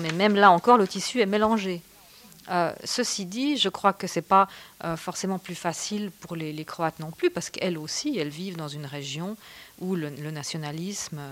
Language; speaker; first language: French; native; French